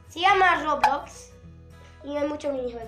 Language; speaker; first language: Spanish; early bilingual, heritage; Spanish